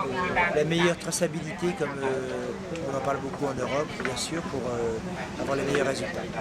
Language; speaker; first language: French; native; French